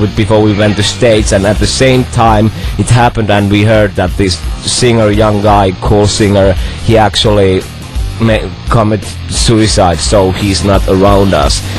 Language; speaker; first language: English; non-native, fluent; Finnish